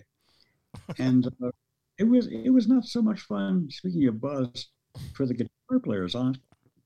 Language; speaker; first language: English; early bilingual, other home language; Norwegian